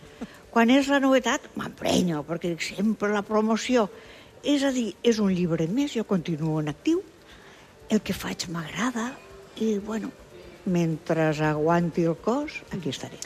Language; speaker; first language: Catalan; non-native, local second language; Spanish